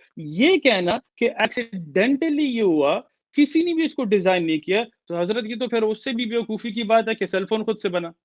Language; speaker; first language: Urdu; early bilingual, heritage; Urdu